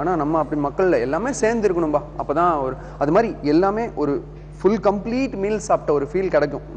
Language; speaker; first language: Tamil; native; Tamil